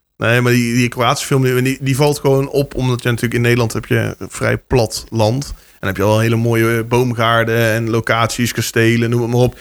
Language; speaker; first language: Dutch; native; Dutch